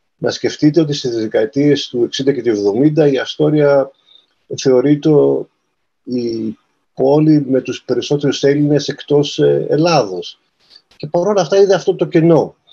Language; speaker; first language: Greek; native; Greek